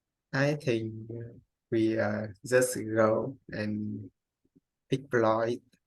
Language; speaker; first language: English; non-native, learner; Vietnamese